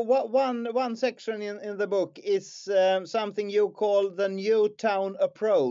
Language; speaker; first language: English; non-native, fluent; Swedish